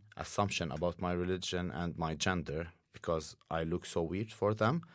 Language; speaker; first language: English; non-native, fluent; Arabic